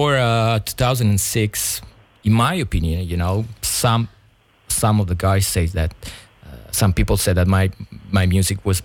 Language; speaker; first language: English; non-native, fluent; Italian